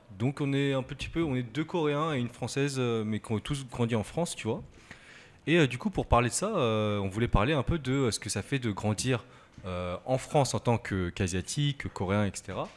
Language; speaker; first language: French; native; French